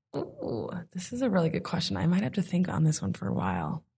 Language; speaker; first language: English; native; English